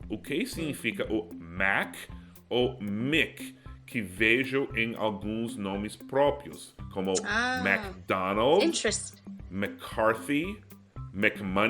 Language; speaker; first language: Portuguese; non-native, fluent; English